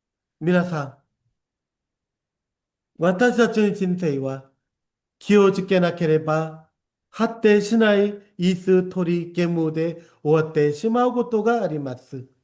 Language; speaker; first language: Japanese; non-native, fluent; Korean